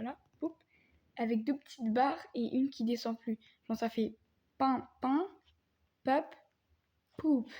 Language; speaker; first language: French; native; French